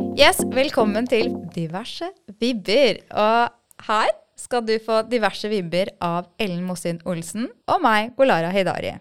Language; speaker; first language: Norwegian; early bilingual, other home language; Persian